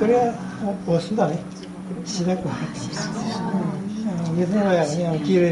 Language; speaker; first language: Japanese; native; Japanese